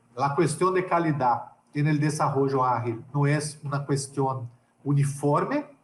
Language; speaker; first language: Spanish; non-native, fluent; Portuguese